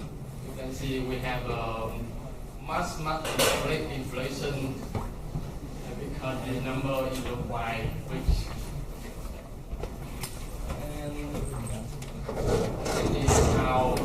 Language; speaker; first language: English; non-native, learner; Vietnamese